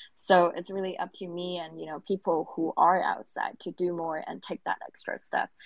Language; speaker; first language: English; non-native, local second language; Cantonese